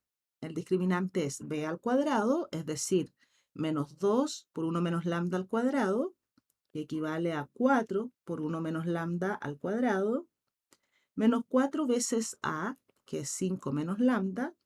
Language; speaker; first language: Spanish; native; Spanish